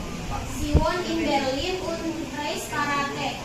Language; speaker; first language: German; non-native, learner; Indonesian